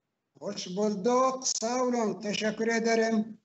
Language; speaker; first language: Turkish; non-native, fluent; Arabic